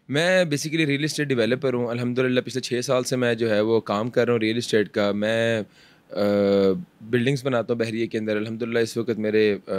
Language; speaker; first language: Urdu; early bilingual, heritage; Urdu